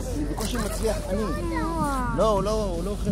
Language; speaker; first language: Hebrew; native; Hebrew